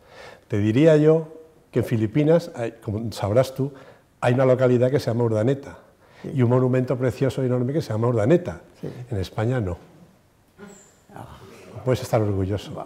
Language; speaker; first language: Spanish; native; Spanish